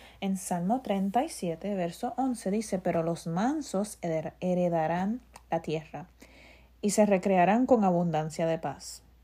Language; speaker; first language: Spanish; early bilingual, heritage; Spanish